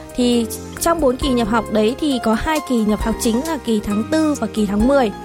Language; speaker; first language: Vietnamese; native; Vietnamese